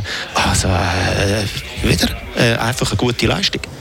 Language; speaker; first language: German; native; German